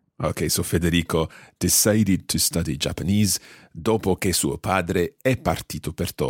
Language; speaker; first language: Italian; non-native, fluent; English